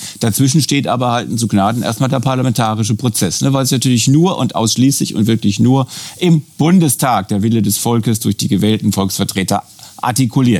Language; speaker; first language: German; native; German